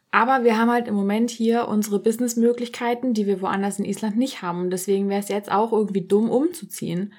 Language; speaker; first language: German; native; German